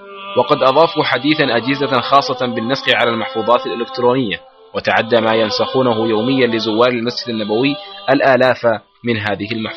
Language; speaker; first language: Arabic; native; Arabic